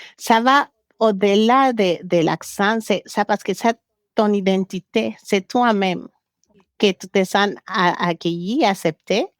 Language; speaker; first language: French; non-native, fluent; Spanish